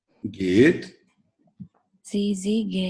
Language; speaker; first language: German; non-native, learner; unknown